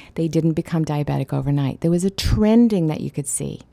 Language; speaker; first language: English; native; English